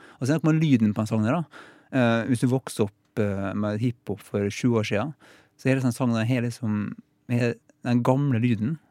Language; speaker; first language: Norwegian; native; Norwegian